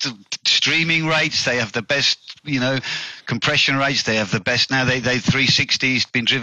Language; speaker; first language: English; native; English